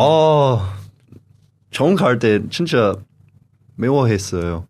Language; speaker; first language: Korean; non-native, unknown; English